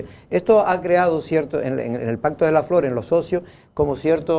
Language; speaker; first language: Spanish; native; Spanish